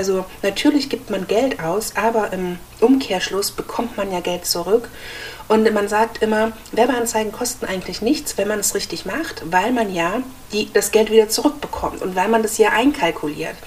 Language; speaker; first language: German; native; German